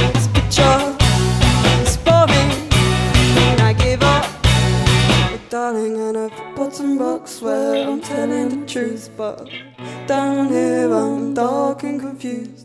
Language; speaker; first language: English; native; English